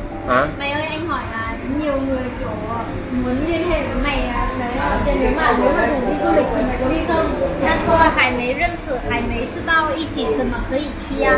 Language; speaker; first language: Chinese; non-native, learner; Vietnamese